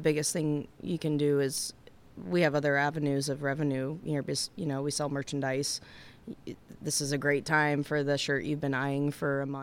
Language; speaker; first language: English; native; English